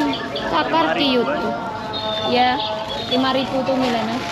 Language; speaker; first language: Finnish; non-native, learner; Indonesian